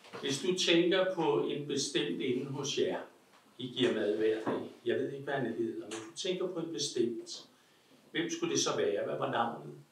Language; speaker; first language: Danish; native; Danish